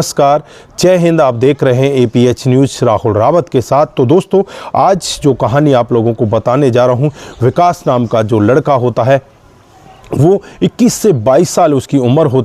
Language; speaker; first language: Hindi; native; Hindi